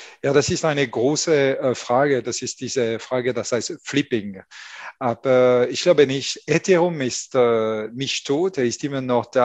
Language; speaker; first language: German; non-native, fluent; French